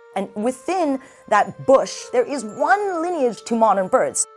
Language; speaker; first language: English; native; English